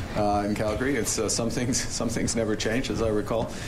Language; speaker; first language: English; native; English